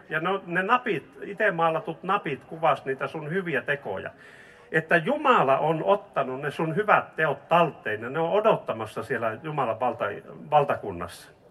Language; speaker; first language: Finnish; native; Finnish